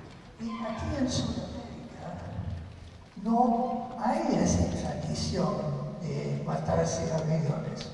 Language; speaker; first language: Spanish; non-native, fluent; English